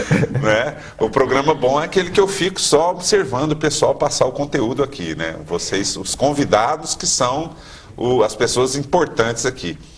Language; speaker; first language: Portuguese; native; Portuguese